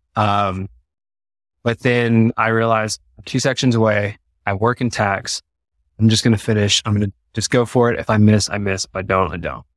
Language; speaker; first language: English; native; English